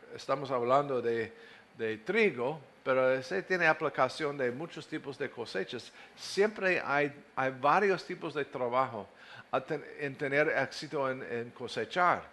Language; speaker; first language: Spanish; non-native, fluent; English